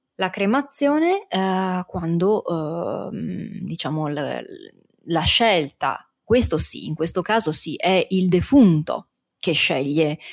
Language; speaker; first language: Italian; native; Italian